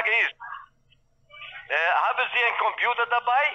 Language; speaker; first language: German; non-native, learner; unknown